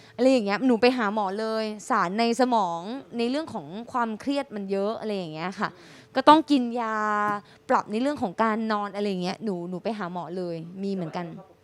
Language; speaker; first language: Thai; native; Thai